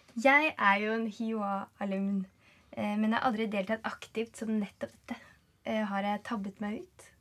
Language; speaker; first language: Norwegian; native; Norwegian